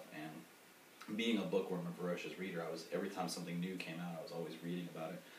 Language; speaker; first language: English; native; English